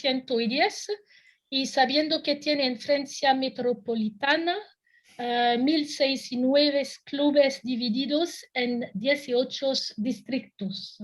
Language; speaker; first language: Spanish; non-native, fluent; French